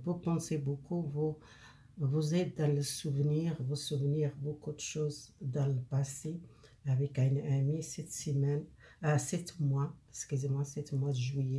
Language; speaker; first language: French; non-native, fluent; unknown